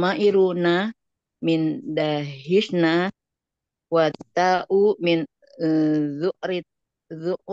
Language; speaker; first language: Arabic; non-native, learner; Indonesian